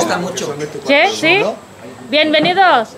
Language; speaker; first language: Spanish; non-native, learner; Indonesian